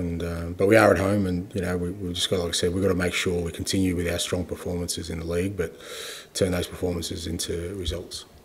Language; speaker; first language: English; native; English